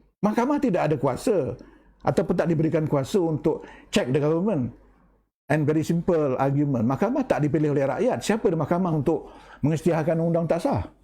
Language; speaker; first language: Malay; native; Malay